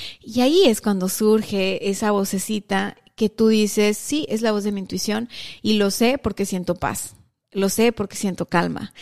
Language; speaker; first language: Spanish; native; Spanish